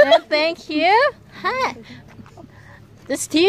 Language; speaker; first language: English; non-native, local second language; Thai